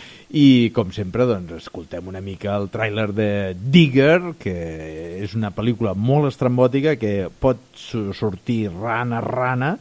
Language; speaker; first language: Catalan; native; Catalan